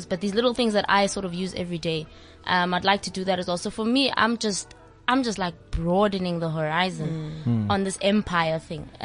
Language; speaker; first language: English; non-native, local second language; Southern Sotho